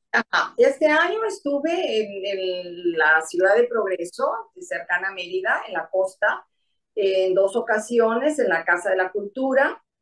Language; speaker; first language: Spanish; native; Spanish